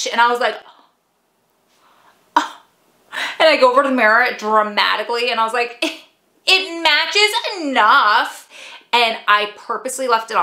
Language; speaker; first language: English; native; English